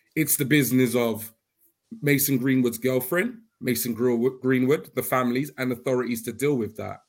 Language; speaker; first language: English; native; English